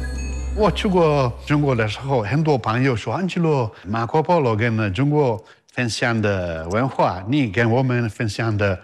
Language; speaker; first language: Chinese; non-native, learner; Italian